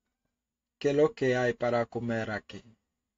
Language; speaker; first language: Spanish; non-native, learner; Haitian Creole